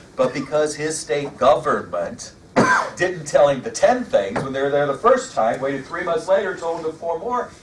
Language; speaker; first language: English; native; English